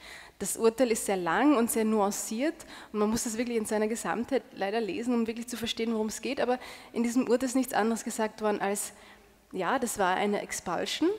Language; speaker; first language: German; native; German